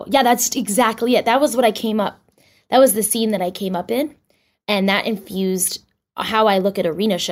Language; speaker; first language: English; native; English